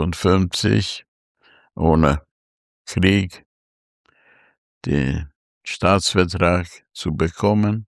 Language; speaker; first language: German; non-native, fluent; Hungarian